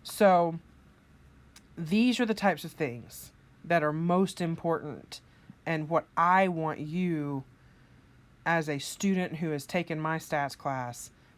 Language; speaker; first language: English; native; English